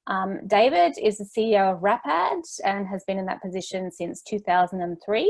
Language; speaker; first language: English; native; English